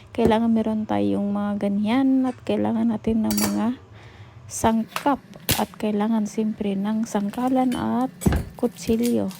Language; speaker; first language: Filipino; non-native, local second language; Cebuano